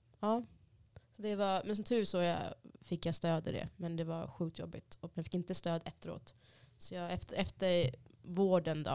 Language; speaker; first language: Swedish; early bilingual, other home language; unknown